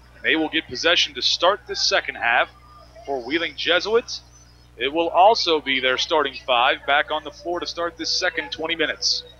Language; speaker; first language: English; native; English